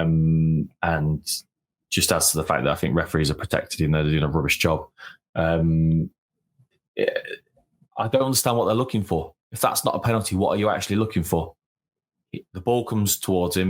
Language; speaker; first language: English; native; English